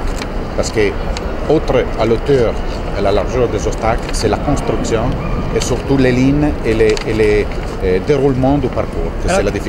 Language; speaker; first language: French; non-native, fluent; Italian